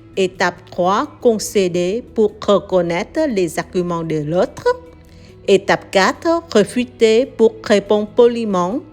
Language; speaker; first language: French; non-native, learner; Vietnamese